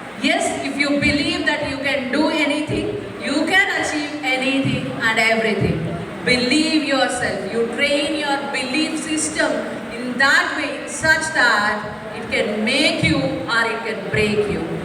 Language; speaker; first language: English; non-native, local second language; Telugu